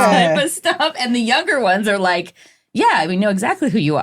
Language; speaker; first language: English; native; English